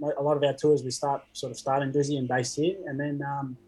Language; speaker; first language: English; native; English